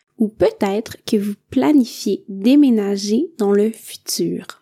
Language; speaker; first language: French; native; French